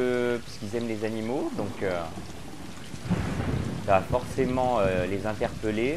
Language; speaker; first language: French; native; French